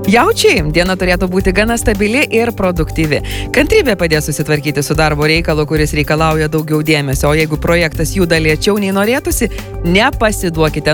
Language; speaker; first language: Lithuanian; native; Lithuanian